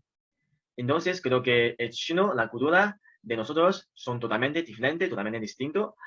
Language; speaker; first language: Spanish; non-native, fluent; Chinese